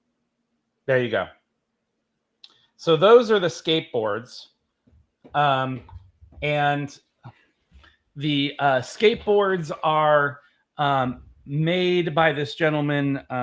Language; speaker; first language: English; native; English